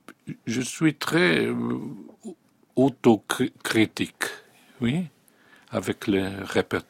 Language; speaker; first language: French; non-native, fluent; Hungarian